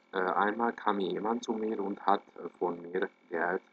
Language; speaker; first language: German; non-native, fluent; Hungarian